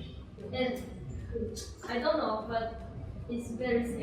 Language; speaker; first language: English; non-native, learner; Chinese